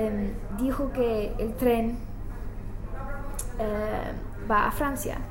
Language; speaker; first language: Spanish; non-native, learner; English